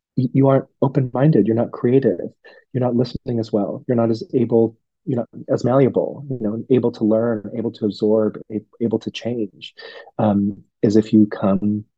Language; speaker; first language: English; non-native, local second language; Cantonese